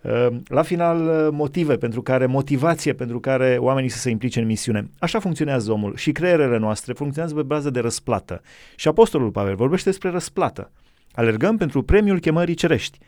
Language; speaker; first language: Romanian; native; Romanian